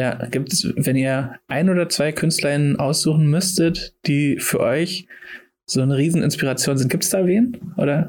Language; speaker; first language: German; native; German